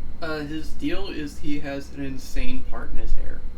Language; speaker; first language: English; native; English